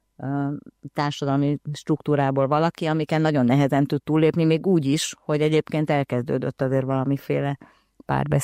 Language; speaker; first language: Hungarian; native; Hungarian